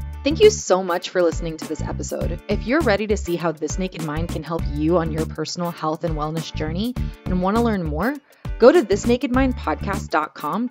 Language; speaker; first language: English; native; English